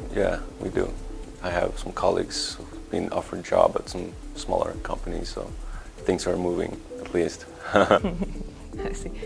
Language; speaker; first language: English; non-native, fluent; Swedish